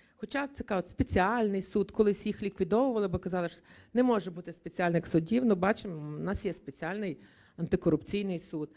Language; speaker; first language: Ukrainian; native; Ukrainian